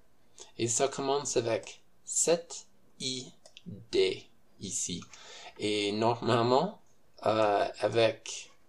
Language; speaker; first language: French; non-native, fluent; English